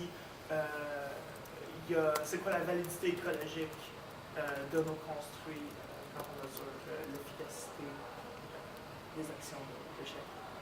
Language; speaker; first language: French; native; French